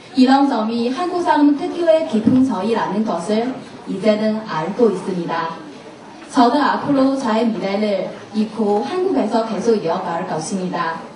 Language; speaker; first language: Korean; non-native, learner; Chinese